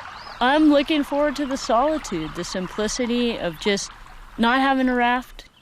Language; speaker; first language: English; native; English